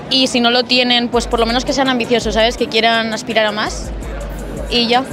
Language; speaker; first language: Spanish; native; Spanish